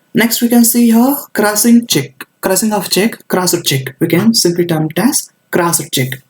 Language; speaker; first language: English; non-native, local second language; Kannada